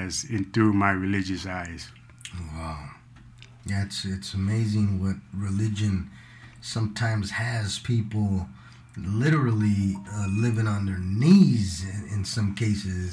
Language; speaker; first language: English; native; English